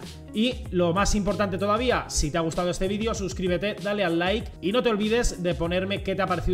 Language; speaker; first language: Spanish; native; Spanish